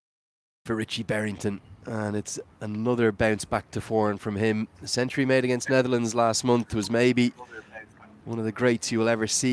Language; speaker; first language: English; native; English